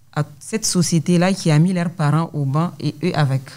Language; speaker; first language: French; non-native, local second language; Hausa